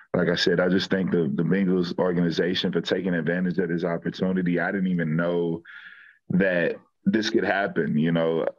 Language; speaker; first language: English; native; English